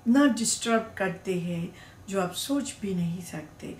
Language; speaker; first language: Hindi; non-native, learner; Bangla